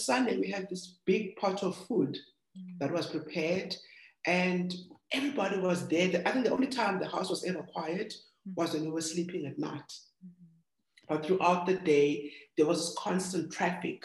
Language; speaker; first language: English; non-native, local second language; Xhosa